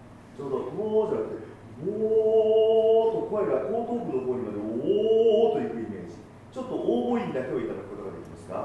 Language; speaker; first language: Japanese; native; Japanese